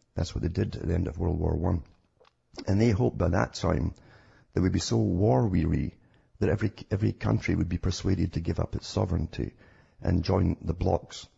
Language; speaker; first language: English; native; English